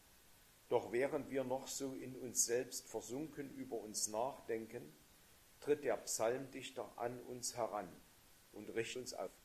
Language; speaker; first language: German; native; German